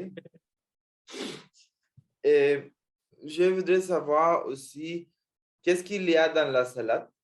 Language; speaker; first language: French; non-native, learner; Spanish